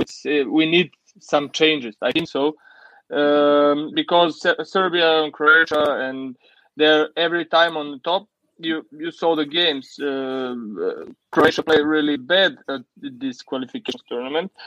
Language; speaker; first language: English; non-native, learner; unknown